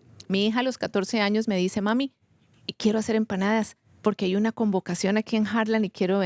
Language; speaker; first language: Spanish; native; Spanish